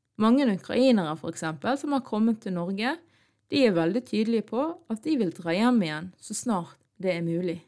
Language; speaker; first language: Norwegian; early bilingual, other home language; Arabic